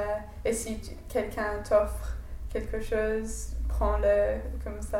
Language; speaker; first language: French; non-native, fluent; English